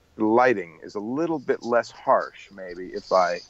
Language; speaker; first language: English; native; English